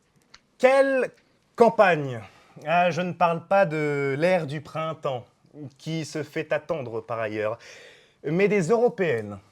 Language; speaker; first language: French; native; French